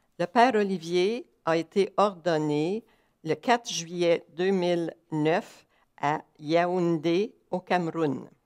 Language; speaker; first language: French; native; French